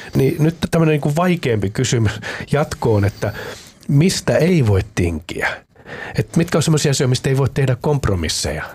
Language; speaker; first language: Finnish; native; Finnish